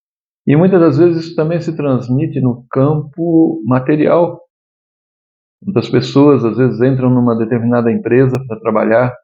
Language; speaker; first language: Portuguese; native; Portuguese